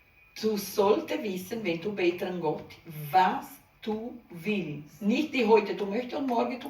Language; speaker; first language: German; non-native, learner; Portuguese